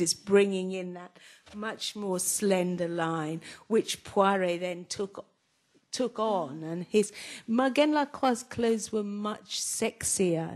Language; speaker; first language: English; native; English